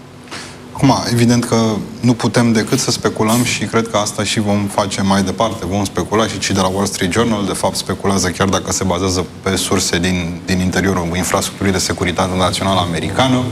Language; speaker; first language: Romanian; native; Romanian